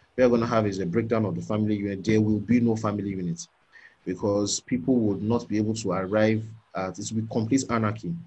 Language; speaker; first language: English; non-native, local second language; Yoruba